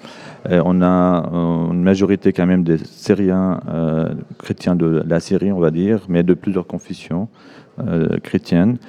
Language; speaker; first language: French; non-native, fluent; Arabic